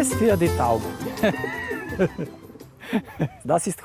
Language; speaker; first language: German; non-native, learner; Serbian